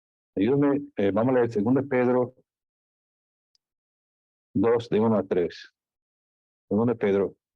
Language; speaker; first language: Spanish; non-native, fluent; English